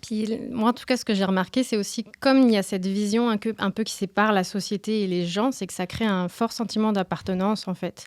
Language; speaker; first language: French; native; French